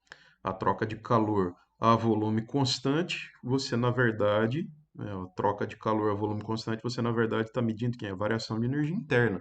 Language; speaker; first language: Portuguese; native; Portuguese